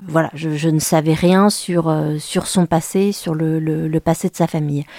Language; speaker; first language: French; early bilingual, other home language; Vietnamese